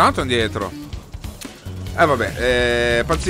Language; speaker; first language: Italian; native; Italian